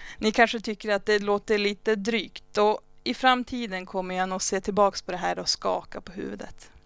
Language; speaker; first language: Swedish; early bilingual, other home language; Spanish